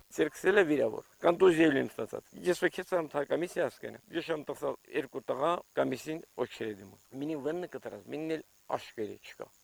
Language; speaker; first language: Armenian; native; Armenian